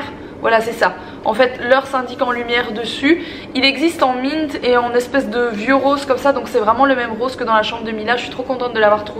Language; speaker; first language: French; native; French